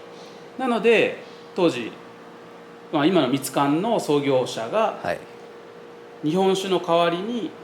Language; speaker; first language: Japanese; native; Japanese